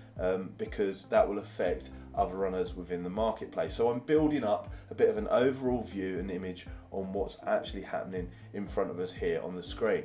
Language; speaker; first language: English; native; English